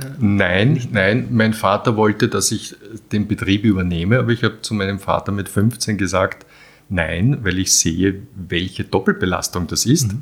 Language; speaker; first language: German; native; German